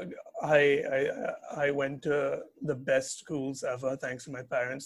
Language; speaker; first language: English; native; English